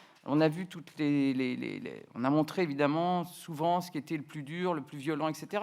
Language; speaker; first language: French; native; French